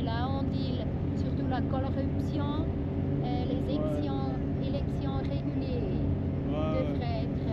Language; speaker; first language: French; non-native, local second language; German